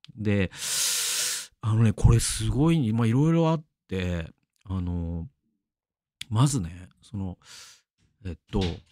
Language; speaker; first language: Japanese; native; Japanese